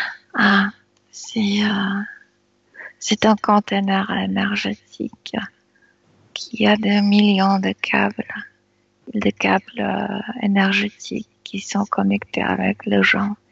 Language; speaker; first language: French; non-native, fluent; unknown